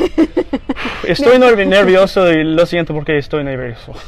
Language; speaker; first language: Spanish; non-native, fluent; English